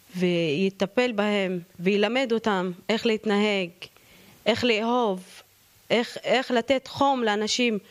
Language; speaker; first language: Hebrew; non-native, local second language; Arabic